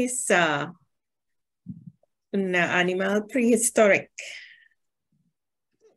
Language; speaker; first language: Spanish; non-native, learner; English